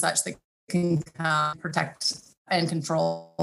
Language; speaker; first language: English; native; English